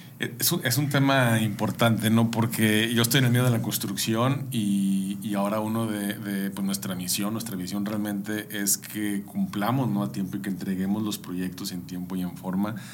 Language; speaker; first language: Spanish; native; Spanish